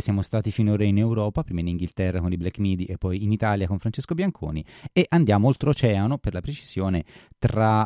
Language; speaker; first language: Italian; native; Italian